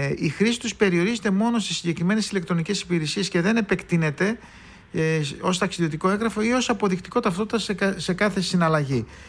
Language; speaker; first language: Greek; native; Greek